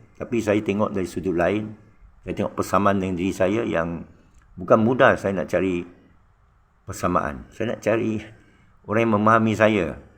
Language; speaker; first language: Malay; non-native, local second language; Chinese